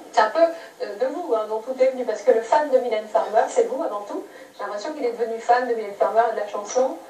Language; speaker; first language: French; native; French